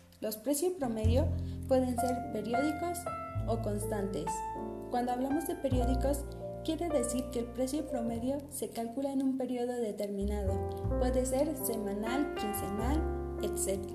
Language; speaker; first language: Spanish; native; Spanish